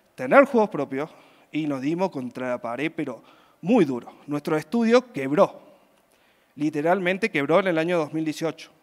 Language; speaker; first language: Spanish; native; Spanish